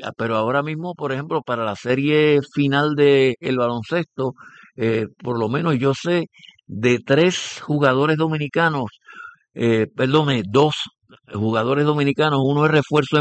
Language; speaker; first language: Spanish; native; Spanish